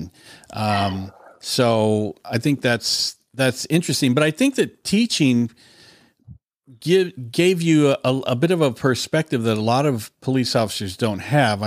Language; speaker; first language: English; native; English